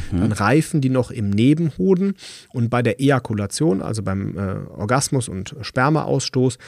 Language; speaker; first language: German; native; German